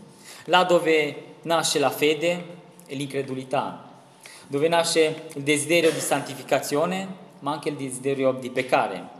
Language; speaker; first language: Italian; non-native, fluent; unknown